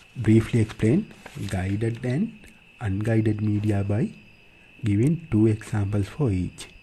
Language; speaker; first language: English; non-native, local second language; Sinhala